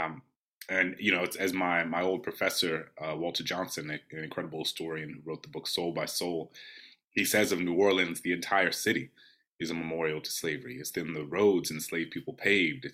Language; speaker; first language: English; native; English